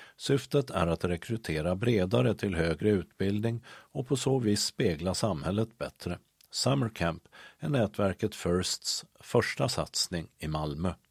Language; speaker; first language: Swedish; native; Swedish